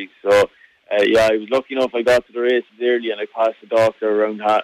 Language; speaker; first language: English; native; English